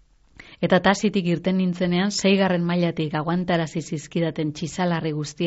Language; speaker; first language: Basque; native; Basque